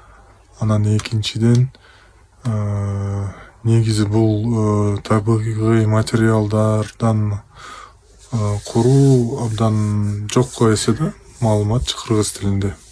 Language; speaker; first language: Kyrgyz; non-native, local second language; Russian